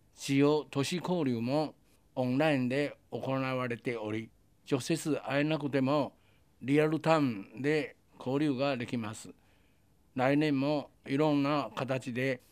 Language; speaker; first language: Japanese; non-native, fluent; Chinese